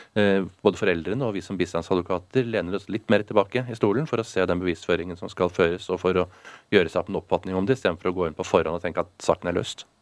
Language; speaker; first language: Norwegian; native; Norwegian